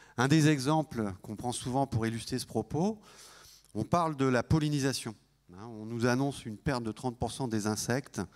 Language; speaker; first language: French; native; French